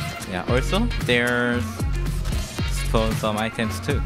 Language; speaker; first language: English; non-native, learner; Korean